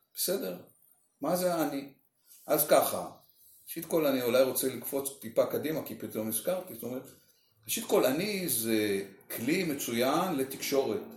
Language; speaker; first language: Hebrew; native; Hebrew